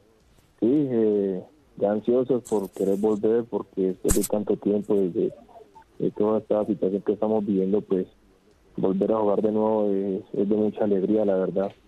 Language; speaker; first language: Spanish; native; Spanish